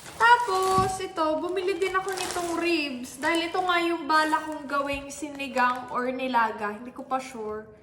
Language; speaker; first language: Filipino; native; Filipino